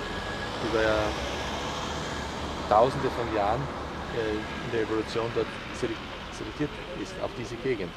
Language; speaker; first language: German; native; German